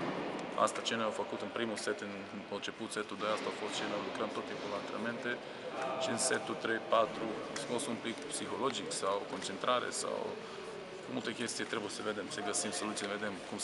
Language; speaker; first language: Romanian; non-native, learner; Serbian